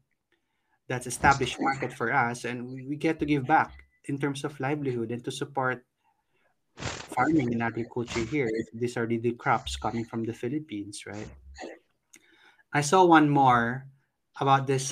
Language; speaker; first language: English; non-native, local second language; Filipino